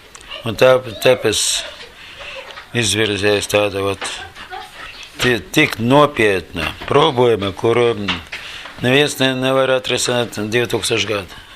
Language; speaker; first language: Latvian; non-native, learner; Russian